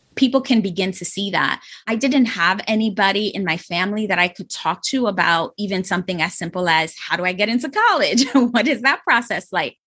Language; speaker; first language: English; native; English